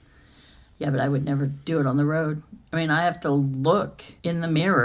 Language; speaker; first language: English; native; English